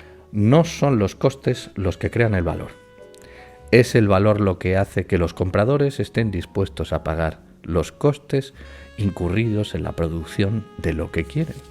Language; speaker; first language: Spanish; native; Spanish